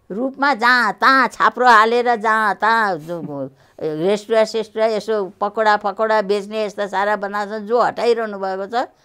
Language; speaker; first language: Nepali; native; Nepali